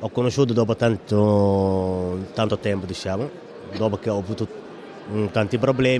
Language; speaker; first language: Italian; non-native, fluent; Somali